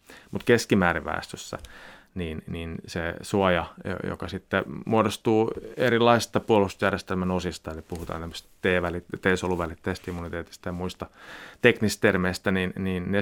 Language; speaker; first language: Finnish; native; Finnish